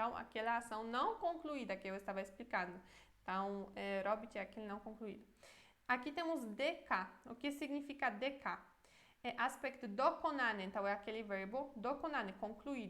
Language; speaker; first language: Portuguese; non-native, fluent; Polish